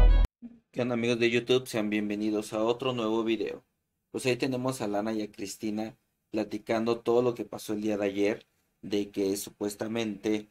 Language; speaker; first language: Spanish; native; Spanish